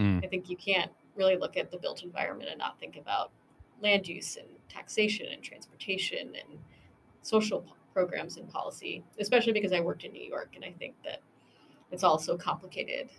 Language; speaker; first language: English; native; English